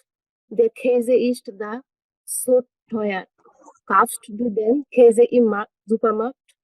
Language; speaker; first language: German; non-native, learner; Bangla